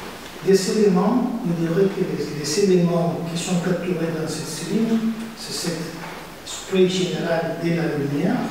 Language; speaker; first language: French; non-native, fluent; Spanish